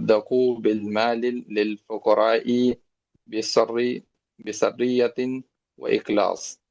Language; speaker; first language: Arabic; non-native, learner; Urdu